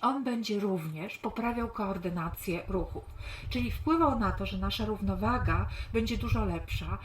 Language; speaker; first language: Polish; native; Polish